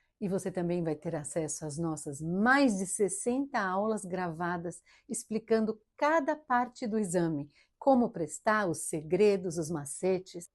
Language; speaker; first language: Portuguese; early bilingual, heritage; Portuguese